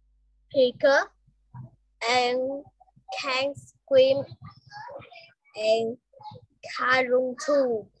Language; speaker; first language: English; non-native, learner; Vietnamese